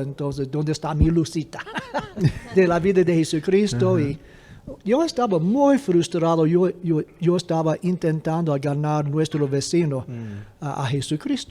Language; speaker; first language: Spanish; non-native, fluent; English